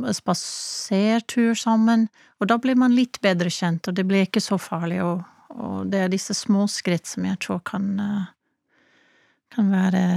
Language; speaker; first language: Norwegian; non-native, fluent; English